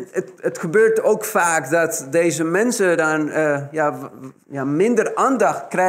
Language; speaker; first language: Dutch; non-native, fluent; Spanish